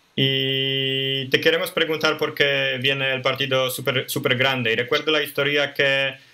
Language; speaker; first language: Spanish; non-native, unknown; Polish